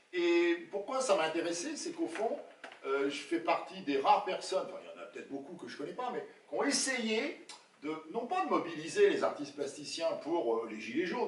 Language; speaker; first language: French; native; French